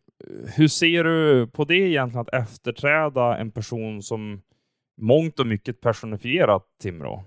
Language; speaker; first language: Swedish; native; Swedish